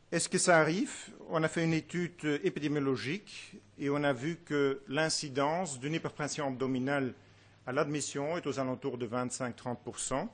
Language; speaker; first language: French; non-native, fluent; Dutch